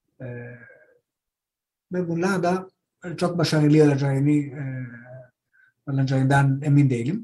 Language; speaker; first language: Turkish; non-native, learner; Greek